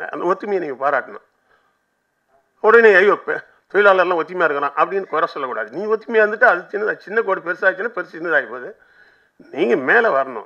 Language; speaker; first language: Tamil; native; Tamil